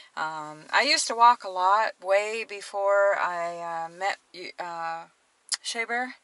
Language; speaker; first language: English; native; English